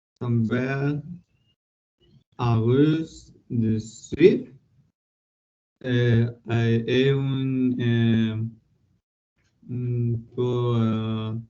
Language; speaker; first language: French; non-native, learner; Spanish